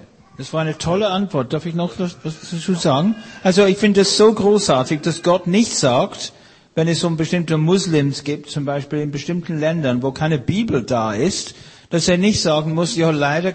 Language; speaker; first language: German; non-native, fluent; English